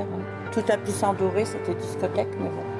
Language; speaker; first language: French; native; French